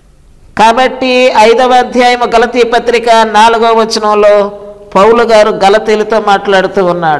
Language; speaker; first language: Telugu; native; Telugu